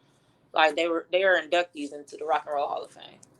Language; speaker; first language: English; native; English